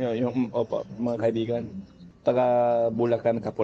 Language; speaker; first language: Filipino; non-native, fluent; English